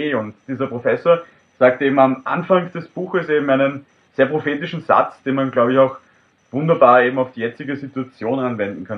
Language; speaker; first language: German; native; German